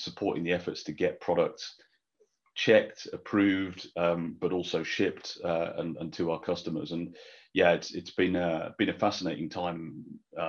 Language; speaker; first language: English; native; English